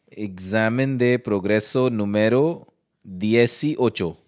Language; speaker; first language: Spanish; non-native, learner; Hindi